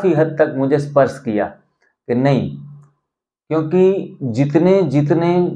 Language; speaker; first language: Hindi; non-native, local second language; Gujarati